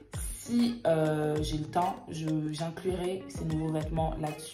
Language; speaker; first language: French; native; French